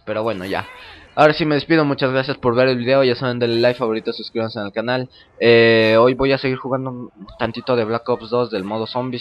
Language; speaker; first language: Spanish; native; Spanish